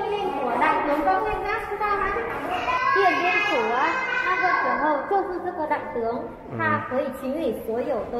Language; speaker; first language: Chinese; non-native, learner; Vietnamese